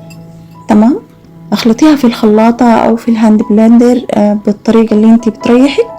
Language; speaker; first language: Arabic; native; Arabic